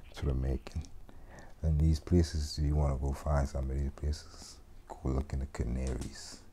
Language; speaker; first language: English; native; English